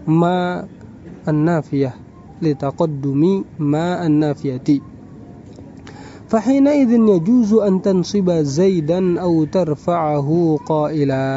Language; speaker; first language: Arabic; non-native, fluent; Indonesian